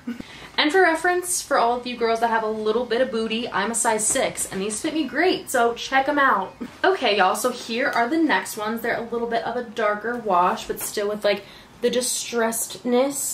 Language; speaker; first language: English; native; English